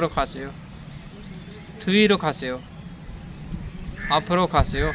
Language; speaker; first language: Korean; non-native, learner; Urdu